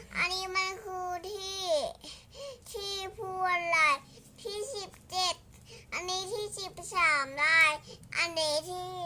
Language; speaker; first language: Thai; native; Thai